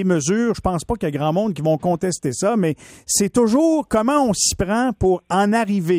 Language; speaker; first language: French; native; French